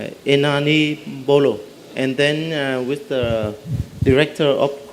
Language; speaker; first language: English; non-native, learner; Vietnamese